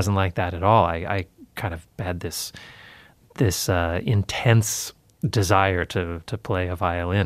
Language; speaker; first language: English; native; English